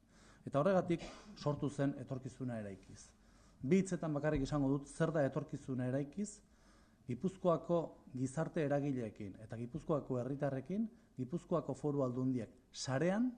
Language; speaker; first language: Basque; native; Basque